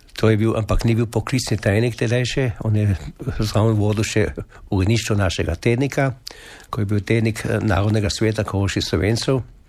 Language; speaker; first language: Slovenian; native; Slovenian